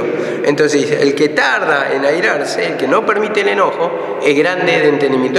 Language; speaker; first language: Spanish; native; Spanish